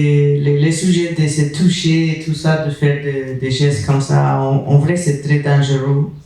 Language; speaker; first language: French; non-native, fluent; Spanish